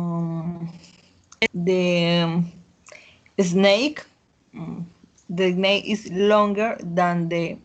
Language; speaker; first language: English; non-native, learner; Spanish